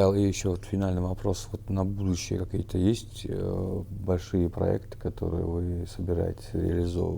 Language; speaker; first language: Russian; non-native, local second language; Chechen